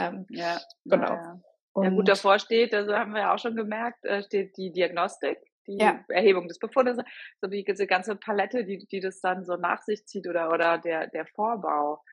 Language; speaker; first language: German; native; German